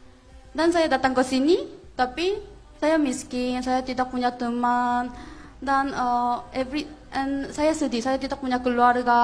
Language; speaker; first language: Indonesian; non-native, fluent; Korean